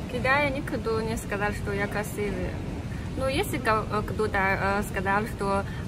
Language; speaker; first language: Russian; non-native, learner; Chinese